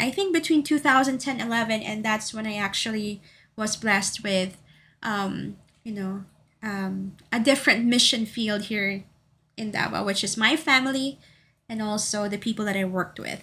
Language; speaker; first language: English; non-native, local second language; Cebuano